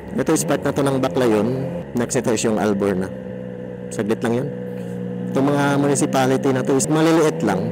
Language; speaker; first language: Filipino; non-native, local second language; Cebuano